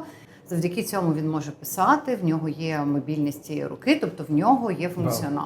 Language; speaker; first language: Ukrainian; native; Ukrainian